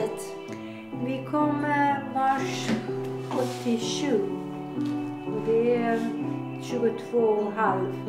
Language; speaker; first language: Swedish; non-native, fluent; Persian